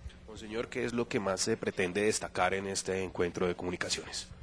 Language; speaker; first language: Spanish; native; Spanish